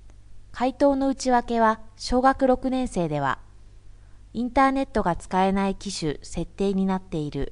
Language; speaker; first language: Japanese; native; Japanese